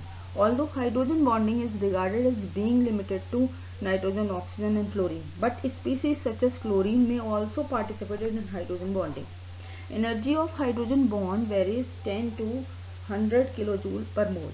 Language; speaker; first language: English; non-native, local second language; Hindi